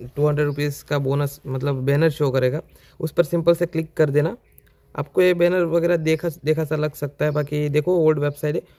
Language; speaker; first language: Hindi; native; Hindi